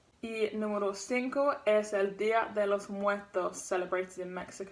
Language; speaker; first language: Spanish; non-native, learner; English